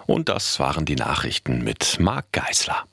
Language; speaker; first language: German; native; German